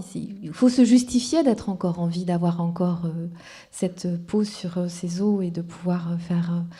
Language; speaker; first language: French; non-native, local second language; Kinyarwanda